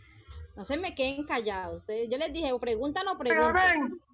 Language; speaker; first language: Spanish; native; Spanish